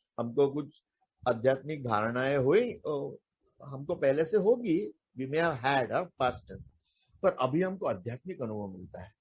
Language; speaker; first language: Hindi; non-native, local second language; Marathi